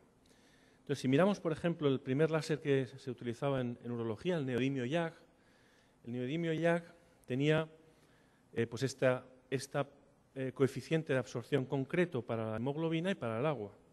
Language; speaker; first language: Spanish; native; Spanish